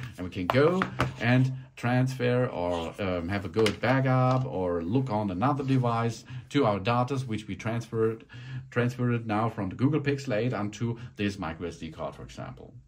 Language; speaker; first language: English; non-native, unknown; German